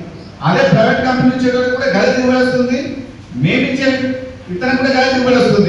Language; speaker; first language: Telugu; native; Telugu